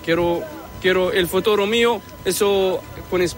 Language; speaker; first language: Spanish; non-native, learner; Arabic